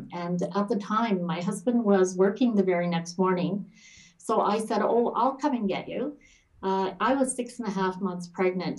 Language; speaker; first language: English; native; English